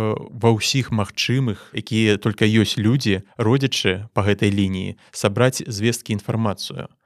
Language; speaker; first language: Belarusian; non-native, local second language; Russian